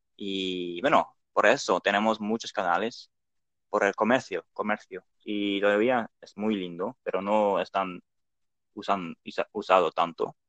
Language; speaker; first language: Spanish; non-native, learner; Dutch